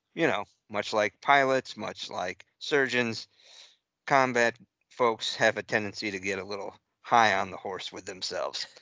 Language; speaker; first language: English; native; English